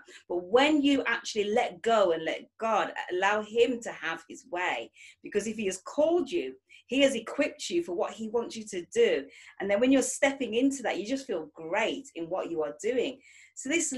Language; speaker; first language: English; native; English